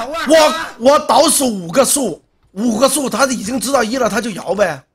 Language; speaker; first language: Chinese; native; Chinese